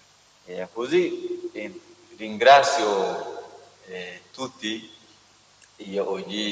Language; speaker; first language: Italian; non-native, learner; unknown